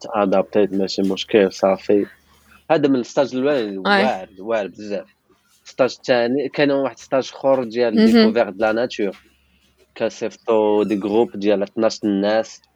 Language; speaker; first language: Arabic; non-native, local second language; Tachelhit